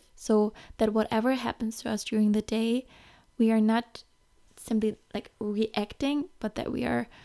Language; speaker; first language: English; non-native, fluent; German